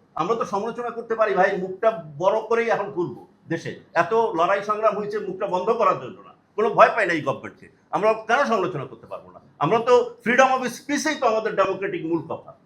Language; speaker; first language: Bangla; non-native, local second language; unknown